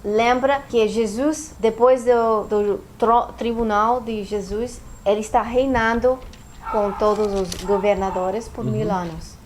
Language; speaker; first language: Portuguese; non-native, fluent; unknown